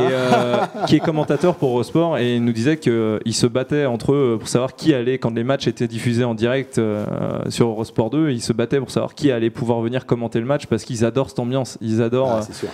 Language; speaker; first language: French; native; French